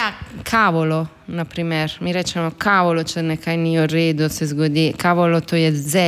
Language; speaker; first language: Slovenian; non-native, fluent; Italian